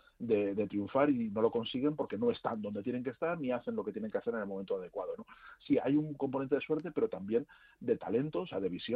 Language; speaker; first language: Spanish; native; Spanish